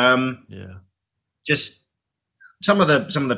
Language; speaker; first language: English; native; English